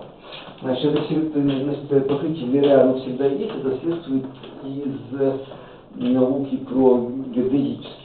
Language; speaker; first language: Russian; native; Russian